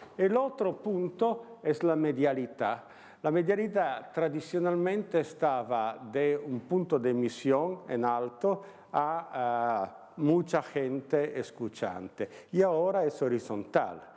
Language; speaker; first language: Spanish; non-native, learner; Italian